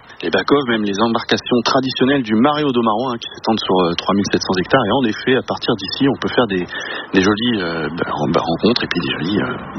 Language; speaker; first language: French; native; French